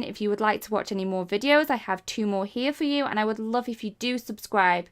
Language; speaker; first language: English; native; English